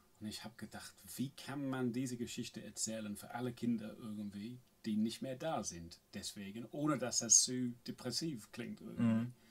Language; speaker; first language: German; non-native, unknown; English